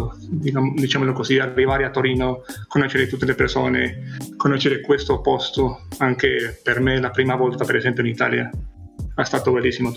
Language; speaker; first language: Italian; non-native, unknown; Spanish